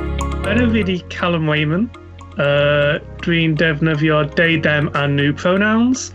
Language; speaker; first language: Welsh; non-native, local second language; English